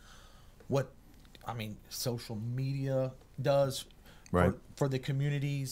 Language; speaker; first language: English; native; English